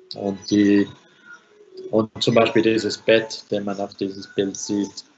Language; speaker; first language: German; non-native, fluent; Finnish